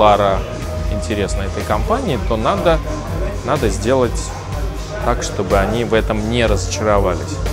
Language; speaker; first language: Russian; native; Russian